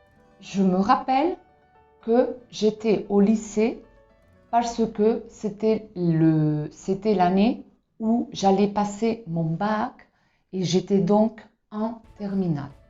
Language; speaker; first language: French; non-native, fluent; Spanish